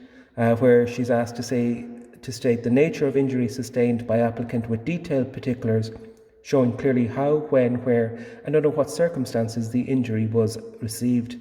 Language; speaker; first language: English; native; English